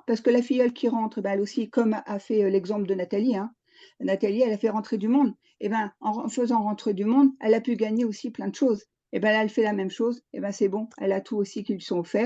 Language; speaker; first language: French; native; French